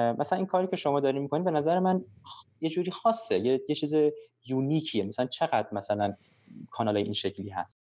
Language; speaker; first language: Persian; early bilingual, heritage; Persian